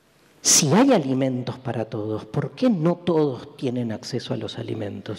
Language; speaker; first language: Spanish; native; Spanish